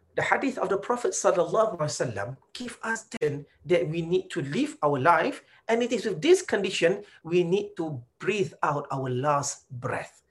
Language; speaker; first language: English; non-native, local second language; Malay